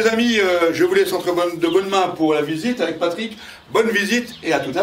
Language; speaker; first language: French; native; French